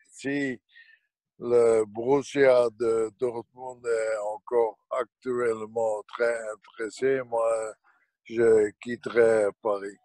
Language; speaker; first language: French; non-native, local second language; Dutch